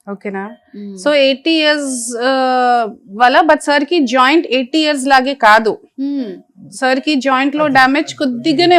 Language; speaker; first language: Telugu; non-native, fluent; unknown